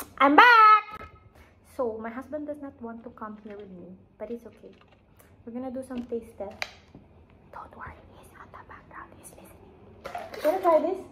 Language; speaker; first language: English; non-native, local second language; Hiligaynon